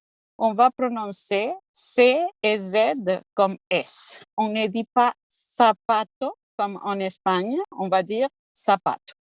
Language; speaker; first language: French; non-native, fluent; Spanish